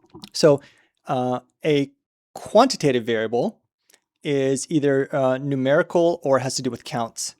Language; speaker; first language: English; native; English